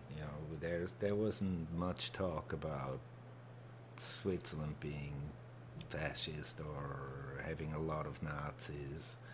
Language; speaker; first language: English; non-native, fluent; German